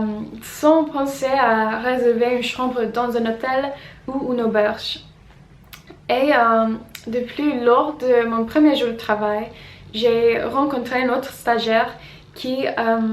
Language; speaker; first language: French; non-native, fluent; English